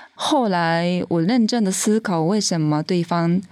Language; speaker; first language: Chinese; non-native, fluent; Japanese